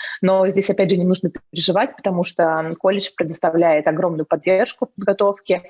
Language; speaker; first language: Russian; native; Russian